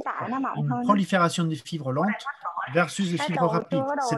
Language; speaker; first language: French; native; French